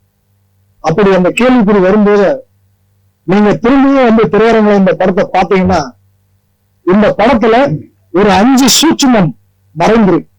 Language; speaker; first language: Tamil; native; Tamil